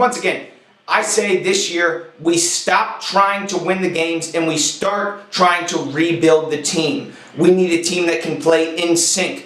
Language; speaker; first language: English; native; English